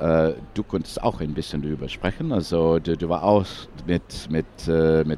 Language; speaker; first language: German; non-native, fluent; English